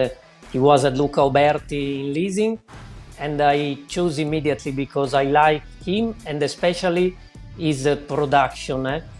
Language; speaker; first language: English; non-native, learner; Italian